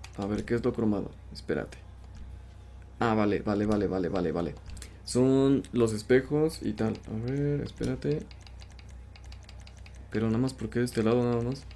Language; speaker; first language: Spanish; native; Spanish